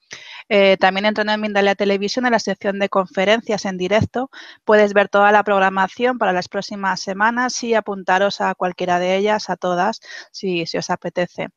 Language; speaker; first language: Spanish; native; Spanish